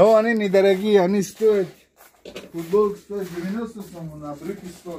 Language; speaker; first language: Russian; non-native, learner; Tajik